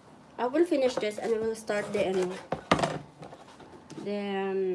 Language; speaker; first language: English; non-native, local second language; Filipino